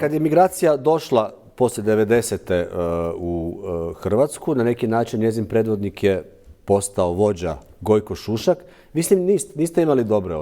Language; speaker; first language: Croatian; native; Croatian